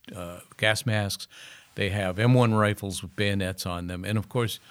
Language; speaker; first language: English; native; English